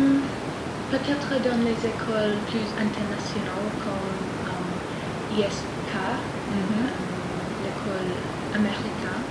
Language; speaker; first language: French; non-native, learner; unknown